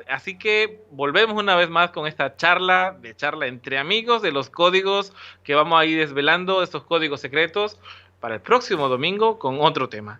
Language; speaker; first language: Spanish; native; Spanish